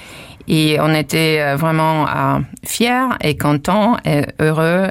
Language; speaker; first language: French; non-native, fluent; Polish